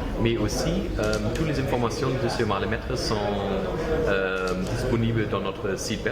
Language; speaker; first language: French; non-native, learner; German